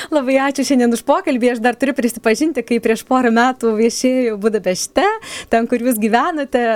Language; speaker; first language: Lithuanian; native; Lithuanian